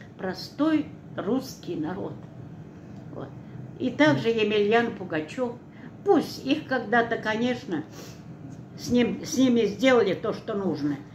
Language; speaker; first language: Russian; non-native, local second language; Tatar